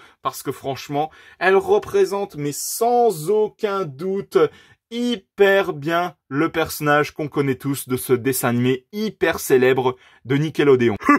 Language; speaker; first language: French; native; French